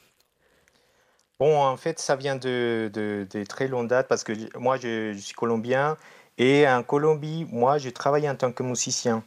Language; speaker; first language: French; non-native, fluent; Spanish